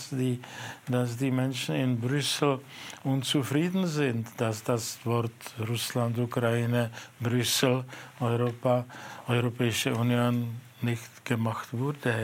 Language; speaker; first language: German; non-native, fluent; Czech